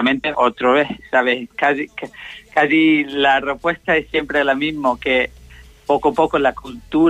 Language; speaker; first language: Spanish; non-native, learner; English